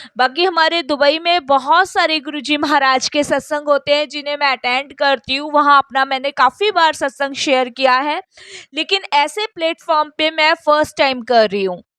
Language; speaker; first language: Hindi; native; Hindi